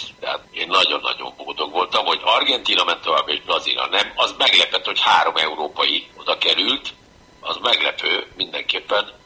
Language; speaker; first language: Hungarian; native; Hungarian